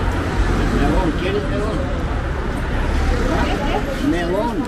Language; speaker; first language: Spanish; non-native, learner; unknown